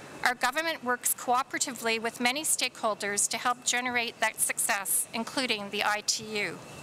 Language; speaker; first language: English; native; English